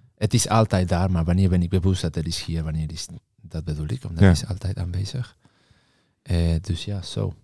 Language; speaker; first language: Dutch; non-native, fluent; Spanish